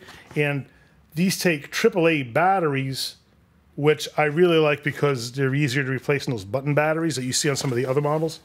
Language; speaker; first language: English; native; English